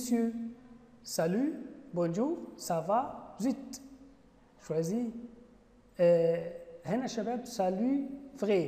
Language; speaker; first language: French; non-native, fluent; Arabic